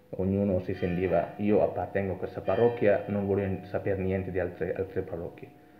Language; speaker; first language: Italian; non-native, fluent; Sinhala